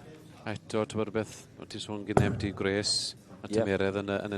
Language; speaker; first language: Welsh; native; Welsh